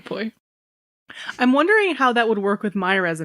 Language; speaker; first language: English; native; English